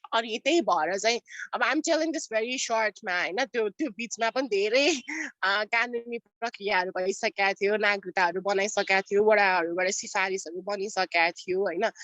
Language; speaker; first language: Nepali; non-native, local second language; Newari